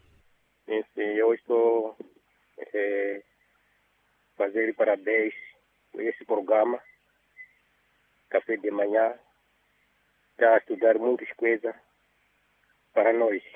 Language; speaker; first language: Portuguese; non-native, local second language; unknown